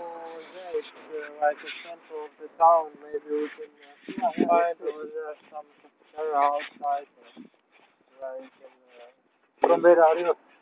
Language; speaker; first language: English; non-native, learner; Estonian